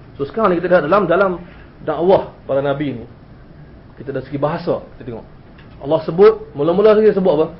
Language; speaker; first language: Malay; native; Malay